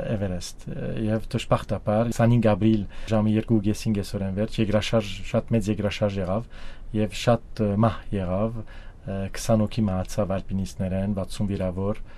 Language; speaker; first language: Armenian; early bilingual, heritage; Armenian